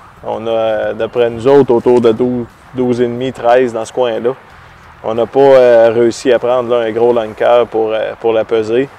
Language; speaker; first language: French; native; French